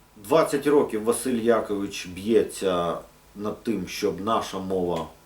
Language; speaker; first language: Ukrainian; non-native, local second language; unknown